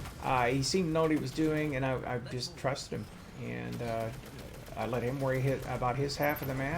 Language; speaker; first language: English; native; English